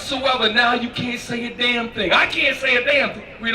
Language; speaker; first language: English; native; English